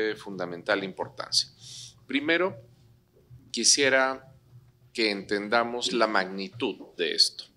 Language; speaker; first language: Spanish; native; Spanish